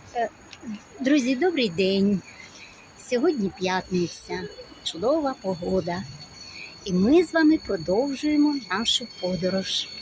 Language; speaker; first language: Ukrainian; non-native, local second language; Russian